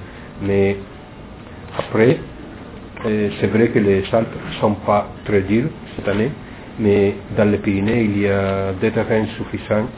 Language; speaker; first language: French; non-native, fluent; Spanish